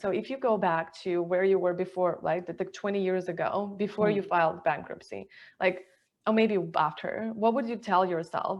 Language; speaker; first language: English; non-native, fluent; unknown